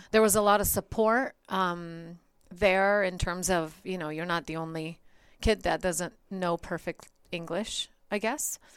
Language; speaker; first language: English; early bilingual, other home language; Bulgarian